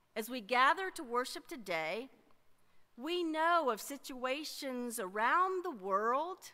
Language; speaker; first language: English; native; English